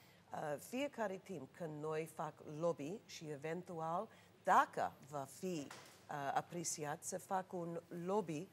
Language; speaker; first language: Romanian; non-native, learner; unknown